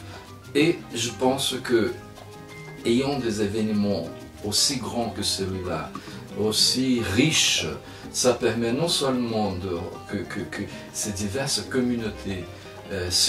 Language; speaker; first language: French; non-native, fluent; Spanish